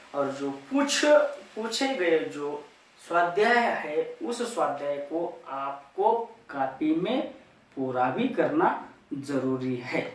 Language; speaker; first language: Hindi; non-native, local second language; Marathi